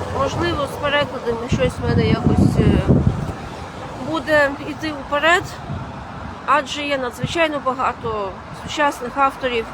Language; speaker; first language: Ukrainian; non-native, fluent; Latvian